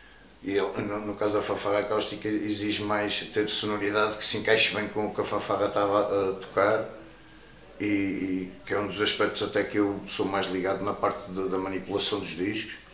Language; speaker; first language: Portuguese; native; Portuguese